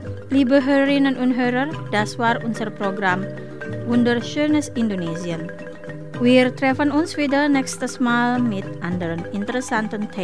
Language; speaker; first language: German; non-native, fluent; Indonesian